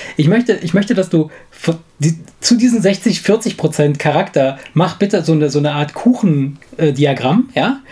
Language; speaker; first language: German; non-native, fluent; Italian